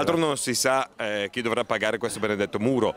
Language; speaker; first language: Italian; native; Italian